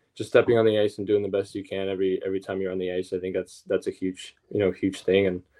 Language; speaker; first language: English; early bilingual, other home language; Russian